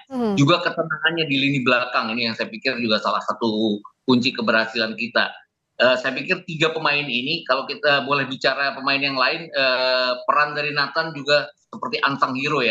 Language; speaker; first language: Indonesian; native; Indonesian